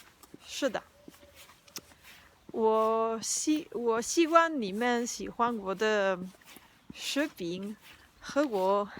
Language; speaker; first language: Chinese; non-native, learner; Spanish